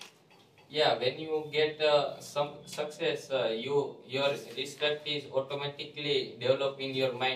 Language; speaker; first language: English; non-native, learner; Gujarati